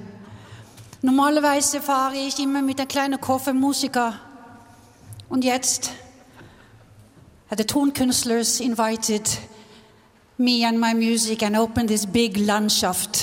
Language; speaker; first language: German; non-native, learner; English